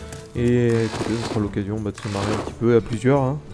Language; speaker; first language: French; native; French